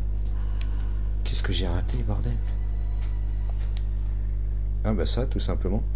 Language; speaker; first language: French; native; French